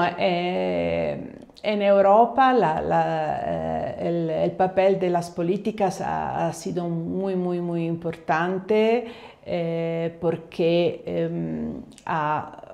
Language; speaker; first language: Spanish; non-native, fluent; Italian